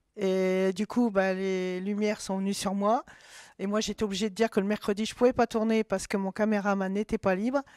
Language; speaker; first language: French; native; French